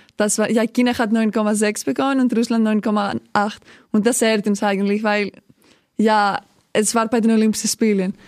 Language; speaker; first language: German; non-native, fluent; Greek